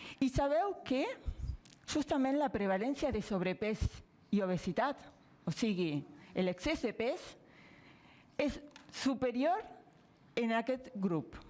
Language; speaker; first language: Catalan; non-native, fluent; Spanish